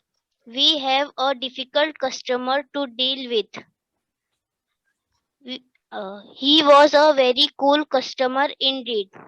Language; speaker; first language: English; non-native, learner; Hindi